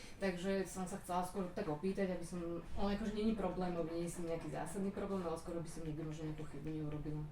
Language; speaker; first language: Slovak; native; Slovak